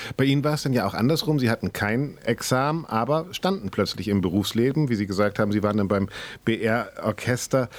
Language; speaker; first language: German; native; German